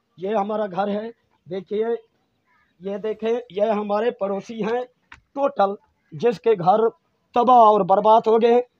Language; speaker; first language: Urdu; non-native, local second language; Saraiki